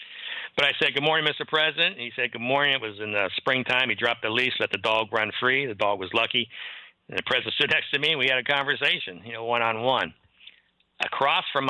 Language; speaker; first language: English; native; English